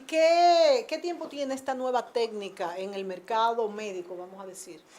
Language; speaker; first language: Spanish; native; Spanish